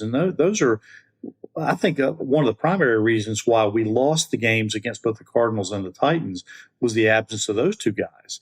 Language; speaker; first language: English; native; English